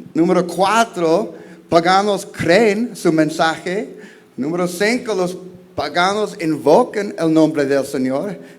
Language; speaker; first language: Spanish; non-native, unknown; English